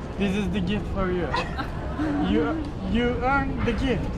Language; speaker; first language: English; non-native, learner; Turkish